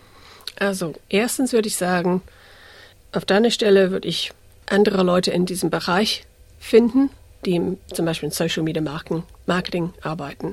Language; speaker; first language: German; non-native, fluent; English